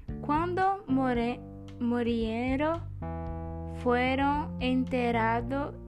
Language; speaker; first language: Spanish; non-native, learner; Portuguese